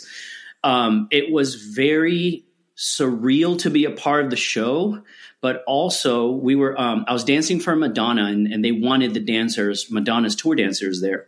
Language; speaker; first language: English; early bilingual, other home language; Spanish